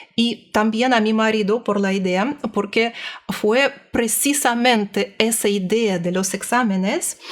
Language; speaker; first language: Spanish; non-native, learner; Russian